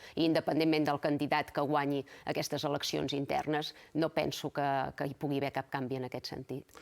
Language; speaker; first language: Catalan; native; Catalan